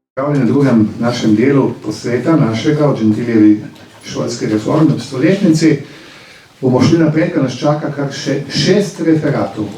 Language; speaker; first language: Slovenian; native; Slovenian